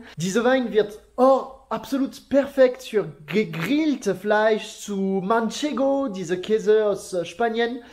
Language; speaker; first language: German; non-native, learner; French